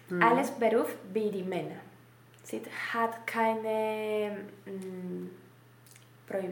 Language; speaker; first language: German; non-native, learner; Spanish